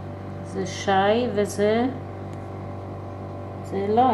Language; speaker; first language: Hebrew; early bilingual, other home language; German